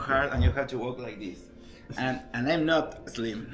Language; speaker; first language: English; non-native, learner; Spanish